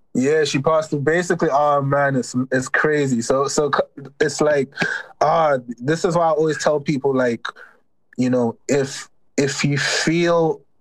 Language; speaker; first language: English; native; English